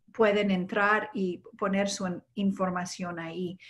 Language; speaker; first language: Spanish; non-native, fluent; English